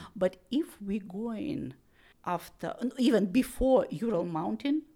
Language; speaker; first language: English; non-native, learner; Russian